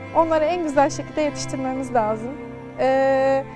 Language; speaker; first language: Turkish; native; Turkish